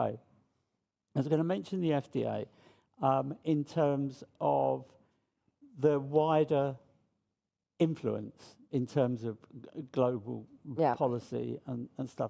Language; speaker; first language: English; native; English